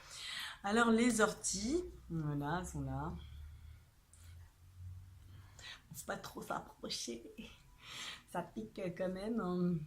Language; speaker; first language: French; native; French